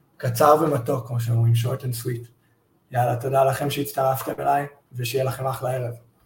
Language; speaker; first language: Hebrew; early bilingual, heritage; Hebrew